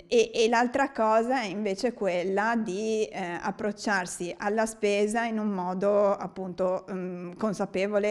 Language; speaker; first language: Italian; native; Italian